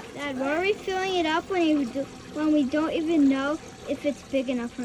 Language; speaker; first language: English; native; English